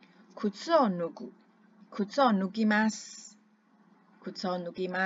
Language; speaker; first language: Japanese; non-native, fluent; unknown